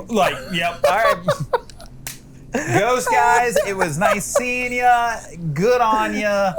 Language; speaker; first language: English; native; English